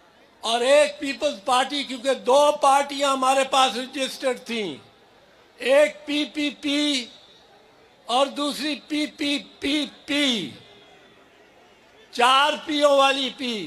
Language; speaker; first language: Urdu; non-native, local second language; Punjabi